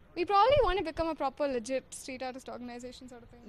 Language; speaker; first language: English; non-native, local second language; Hindi